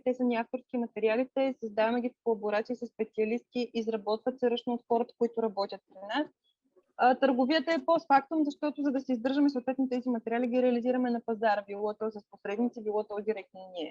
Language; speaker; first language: Bulgarian; native; Bulgarian